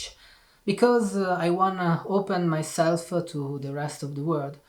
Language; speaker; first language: English; non-native, learner; Italian